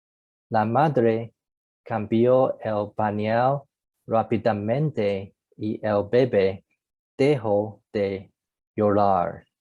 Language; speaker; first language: Spanish; non-native, learner; Chinese